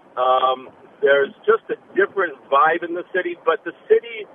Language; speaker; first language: English; native; English